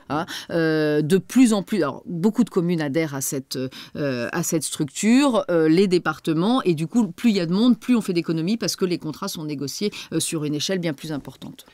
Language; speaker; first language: French; native; French